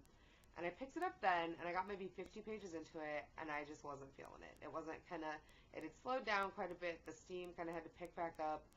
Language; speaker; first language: English; native; English